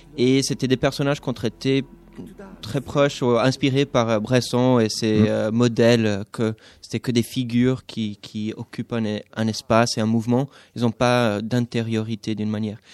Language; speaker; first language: French; non-native, fluent; English